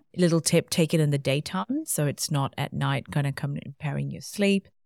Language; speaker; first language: English; non-native, local second language; Tamil